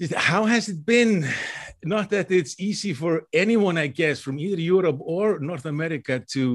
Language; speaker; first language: English; non-native, fluent; Icelandic